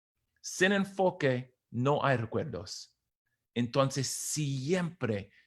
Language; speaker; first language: Spanish; non-native, fluent; English